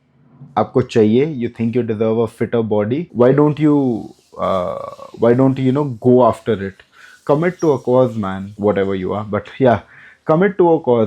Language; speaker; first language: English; non-native, local second language; Hindi